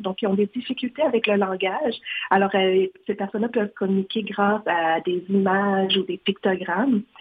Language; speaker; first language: French; non-native, fluent; Vietnamese